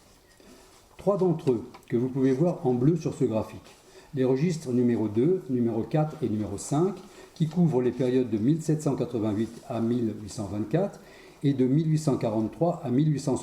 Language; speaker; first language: French; native; French